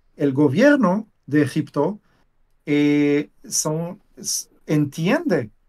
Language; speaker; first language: Spanish; non-native, fluent; Hebrew